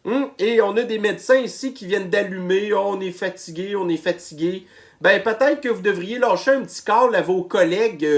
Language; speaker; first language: French; native; French